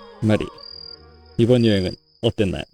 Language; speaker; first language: Korean; native; Korean